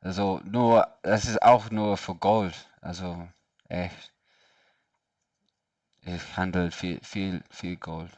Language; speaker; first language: German; non-native, learner; English